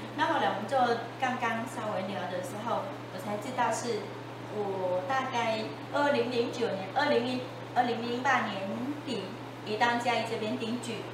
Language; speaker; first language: Chinese; non-native, fluent; Vietnamese